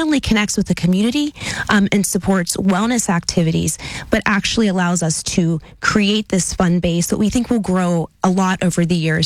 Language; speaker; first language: English; native; English